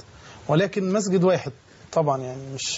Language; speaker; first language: Arabic; native; Arabic